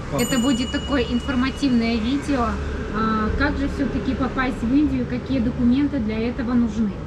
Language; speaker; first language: Russian; native; Russian